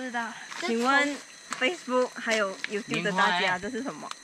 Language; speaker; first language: Chinese; native; Chinese